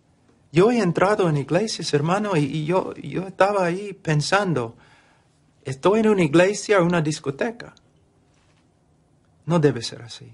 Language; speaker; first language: Spanish; non-native, fluent; English